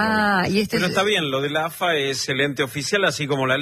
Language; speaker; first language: Spanish; native; Spanish